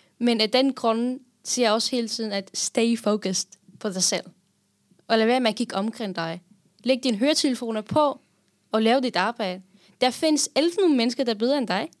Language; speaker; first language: Danish; non-native, fluent; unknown